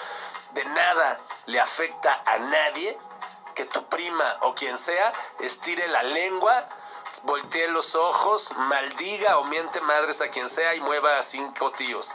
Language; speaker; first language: Spanish; native; Spanish